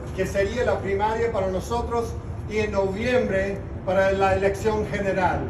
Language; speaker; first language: Spanish; early bilingual, other home language; English